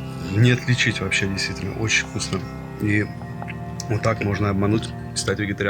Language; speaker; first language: Russian; native; Russian